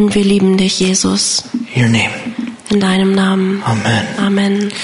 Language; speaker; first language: German; non-native, fluent; English